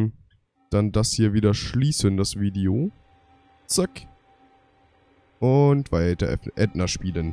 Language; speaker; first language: German; native; German